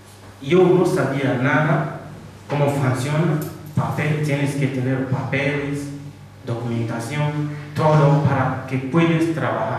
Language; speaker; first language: Spanish; non-native, fluent; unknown